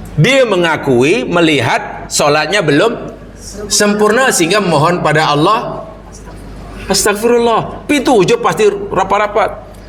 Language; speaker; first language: Malay; native; Malay